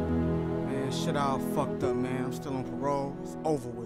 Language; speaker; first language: English; native; English